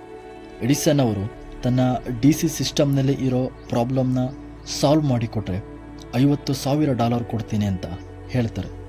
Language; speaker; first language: Kannada; native; Kannada